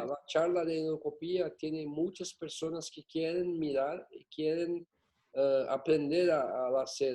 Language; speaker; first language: Spanish; non-native, learner; Portuguese